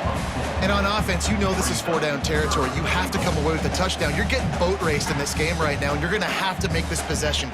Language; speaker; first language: English; native; English